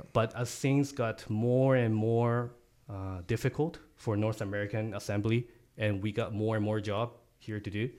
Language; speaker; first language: English; non-native, fluent; Japanese